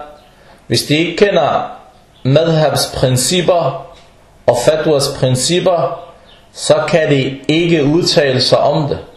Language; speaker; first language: Danish; non-native, fluent; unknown